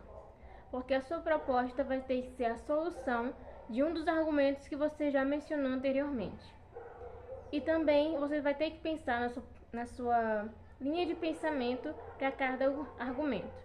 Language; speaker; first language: Portuguese; native; Portuguese